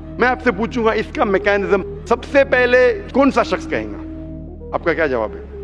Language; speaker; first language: Hindi; non-native, local second language; Konkani